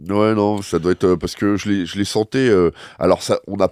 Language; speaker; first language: French; native; French